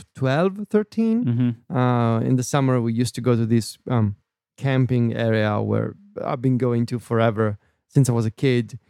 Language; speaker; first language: English; non-native, fluent; Italian